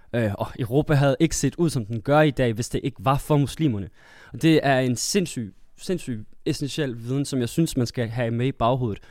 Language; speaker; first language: Danish; early bilingual, other home language; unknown